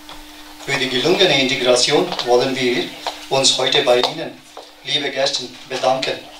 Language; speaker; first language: German; non-native, learner; Tibetan